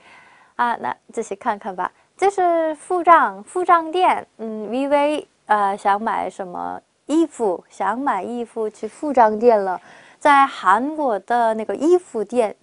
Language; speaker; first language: Chinese; non-native, fluent; Korean